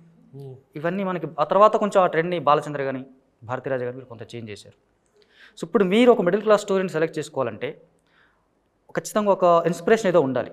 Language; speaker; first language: Telugu; native; Telugu